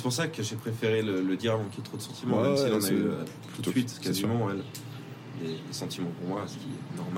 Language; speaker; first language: French; native; French